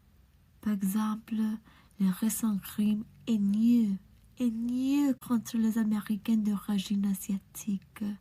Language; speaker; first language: French; non-native, learner; English